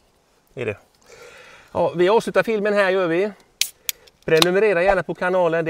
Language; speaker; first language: Swedish; native; Swedish